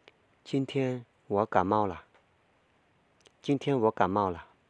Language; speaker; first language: Chinese; non-native, learner; Hmong